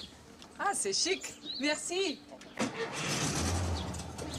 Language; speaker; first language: French; non-native, learner; German